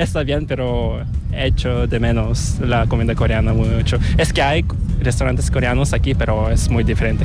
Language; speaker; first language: Spanish; non-native, fluent; Korean